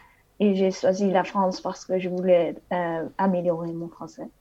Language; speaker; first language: French; non-native, fluent; Dutch